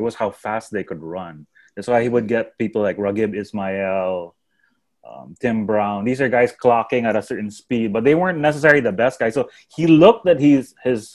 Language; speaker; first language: English; native; English